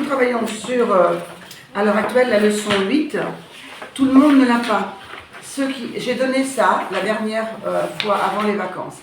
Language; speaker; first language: French; native; French